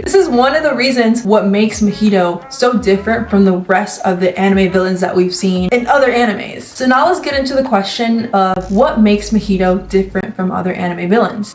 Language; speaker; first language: English; native; English